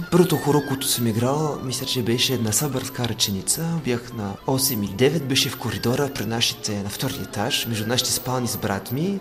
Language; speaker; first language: Bulgarian; non-native, fluent; French